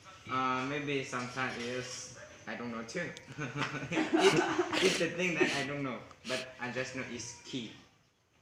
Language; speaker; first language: English; non-native, learner; Hmong